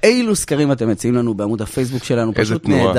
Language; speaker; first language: Hebrew; native; Hebrew